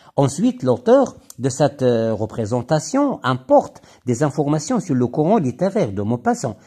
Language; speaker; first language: French; non-native, local second language; Arabic